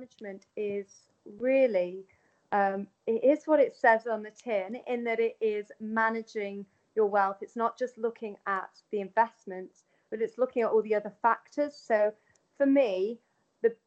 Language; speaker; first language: English; native; English